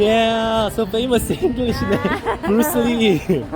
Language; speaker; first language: English; non-native, learner; Korean